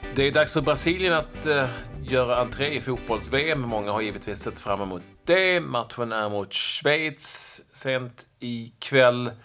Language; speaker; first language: Swedish; native; Swedish